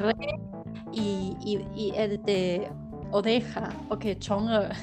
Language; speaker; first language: Spanish; non-native, learner; Chinese